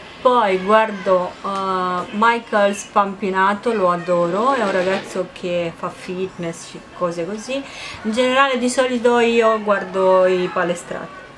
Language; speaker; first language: Italian; non-native, fluent; Romanian